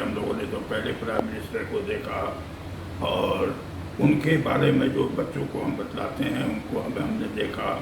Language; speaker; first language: Hindi; native; Hindi